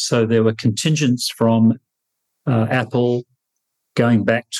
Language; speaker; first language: English; native; English